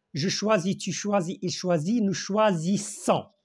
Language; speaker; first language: French; non-native, local second language; Arabic